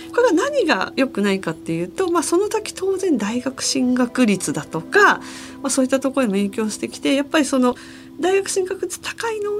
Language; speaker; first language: Japanese; native; Japanese